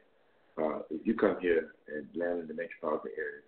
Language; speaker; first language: English; native; English